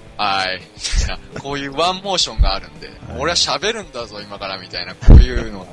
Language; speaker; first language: Japanese; native; Japanese